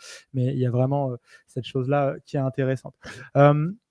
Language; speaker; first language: French; native; French